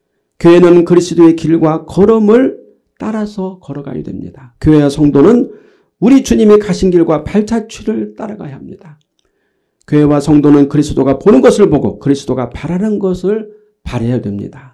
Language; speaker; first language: Korean; native; Korean